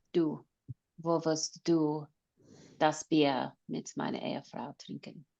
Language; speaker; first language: German; non-native, learner; English